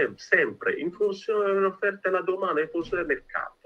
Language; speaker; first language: Italian; non-native, fluent; French